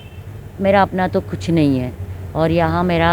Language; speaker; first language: Hindi; non-native, fluent; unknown